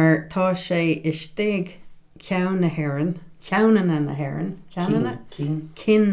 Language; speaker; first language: Irish; non-native, local second language; English